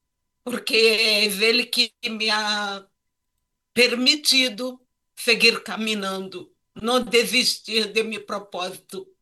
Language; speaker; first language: Portuguese; non-native, learner; Spanish